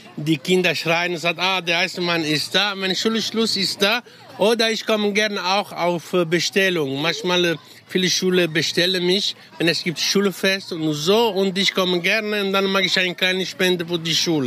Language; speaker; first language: German; non-native, learner; Italian